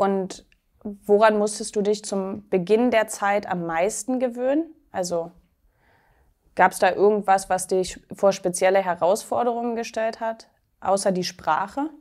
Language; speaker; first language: German; native; German